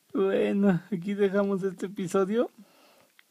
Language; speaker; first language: Spanish; native; Spanish